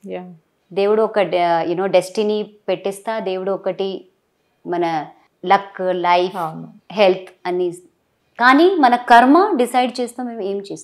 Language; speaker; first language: Telugu; non-native, local second language; Hindi